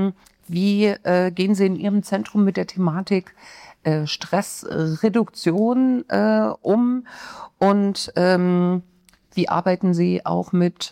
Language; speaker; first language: German; native; German